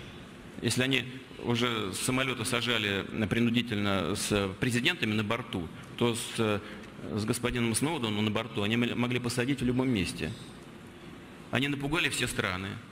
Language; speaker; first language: Russian; native; Russian